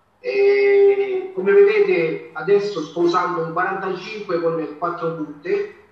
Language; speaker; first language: Italian; native; Italian